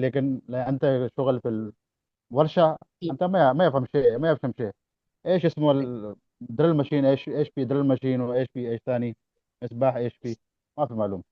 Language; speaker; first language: Arabic; non-native, learner; Urdu